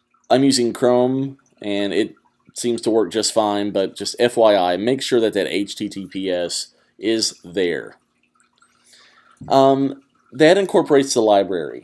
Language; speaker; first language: English; native; English